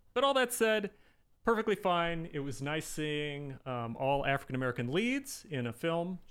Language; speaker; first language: English; native; English